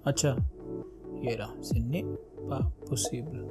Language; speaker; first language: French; non-native, learner; Hindi